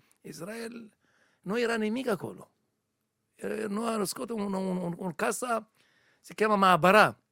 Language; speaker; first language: Romanian; non-native, learner; Hebrew